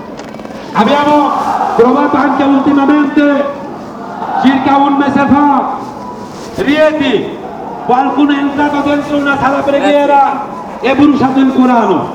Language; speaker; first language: Italian; non-native, learner; Bangla